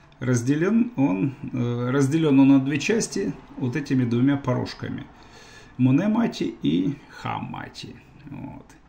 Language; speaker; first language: Russian; native; Russian